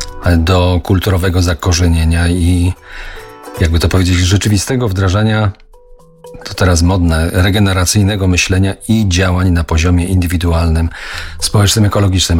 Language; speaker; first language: Polish; native; Polish